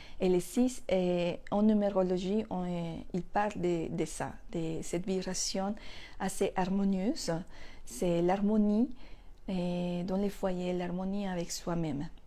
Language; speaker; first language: French; non-native, fluent; Spanish